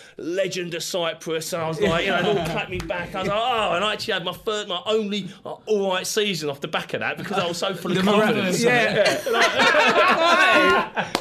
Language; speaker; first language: English; native; English